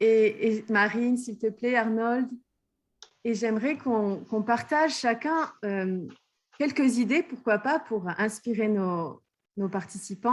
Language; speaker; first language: French; native; French